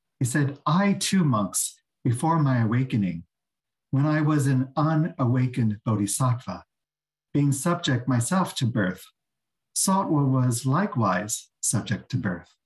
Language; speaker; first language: English; native; English